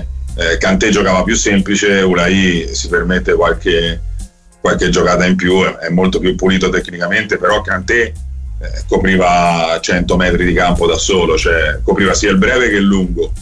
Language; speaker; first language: Italian; native; Italian